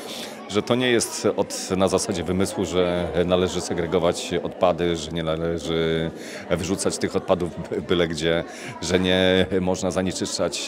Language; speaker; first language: Polish; native; Polish